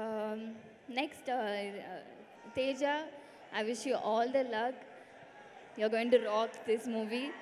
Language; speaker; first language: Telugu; non-native, learner; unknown